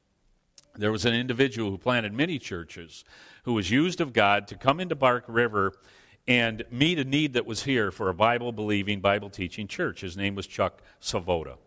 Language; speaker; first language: English; native; English